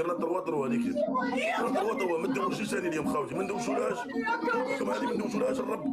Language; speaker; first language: Arabic; native; Arabic